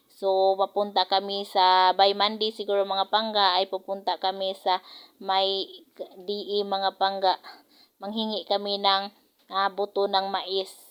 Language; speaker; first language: Filipino; non-native, local second language; Cebuano